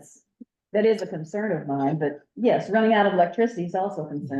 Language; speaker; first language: English; native; English